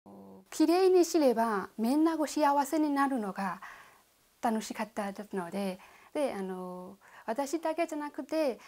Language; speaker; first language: Japanese; non-native, learner; Burmese